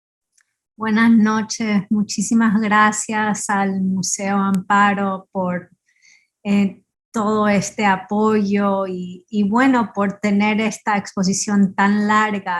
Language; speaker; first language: Spanish; early bilingual, heritage; Spanish